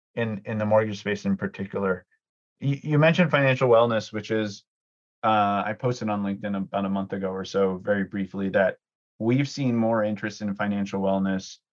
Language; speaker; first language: English; early bilingual, other home language; Greek